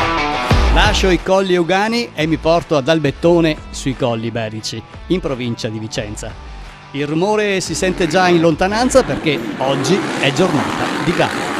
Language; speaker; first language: Italian; native; Italian